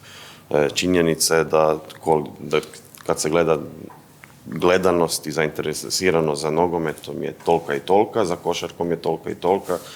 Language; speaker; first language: Bosnian; native; Bosnian